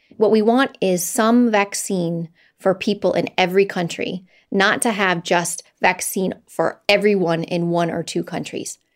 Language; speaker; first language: English; native; English